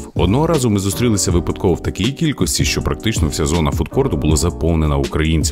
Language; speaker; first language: Ukrainian; native; Ukrainian